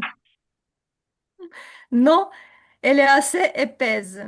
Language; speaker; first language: French; non-native, learner; Ukrainian